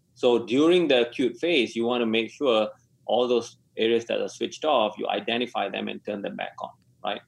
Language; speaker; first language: English; non-native, local second language; Tamil